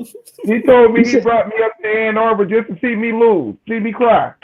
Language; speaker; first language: English; native; English